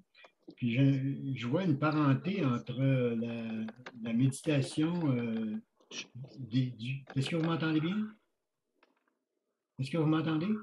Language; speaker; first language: French; native; French